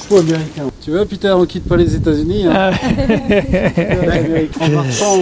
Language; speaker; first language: French; native; French